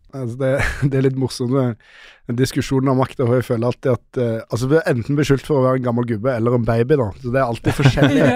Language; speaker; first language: Norwegian; native; Norwegian